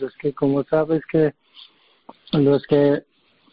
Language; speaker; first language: Spanish; non-native, learner; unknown